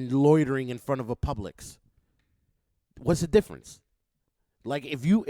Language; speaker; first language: English; native; English